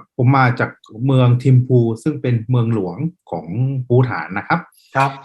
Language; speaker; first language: Thai; non-native, fluent; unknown